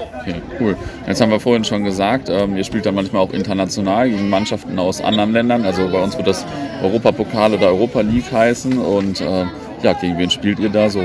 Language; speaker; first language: German; native; German